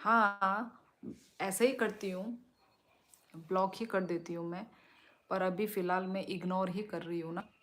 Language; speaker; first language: Hindi; non-native, local second language; Kok Borok